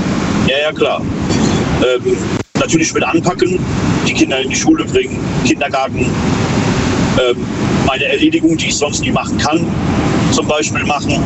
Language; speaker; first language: German; native; German